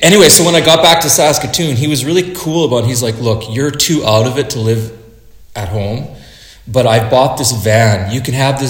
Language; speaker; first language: English; native; English